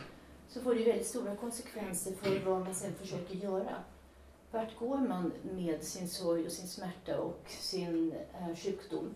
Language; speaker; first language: Swedish; native; Swedish